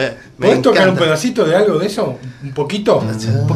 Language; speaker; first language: Spanish; native; Spanish